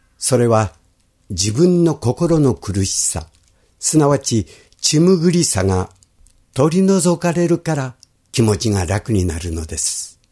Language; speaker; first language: Japanese; native; Japanese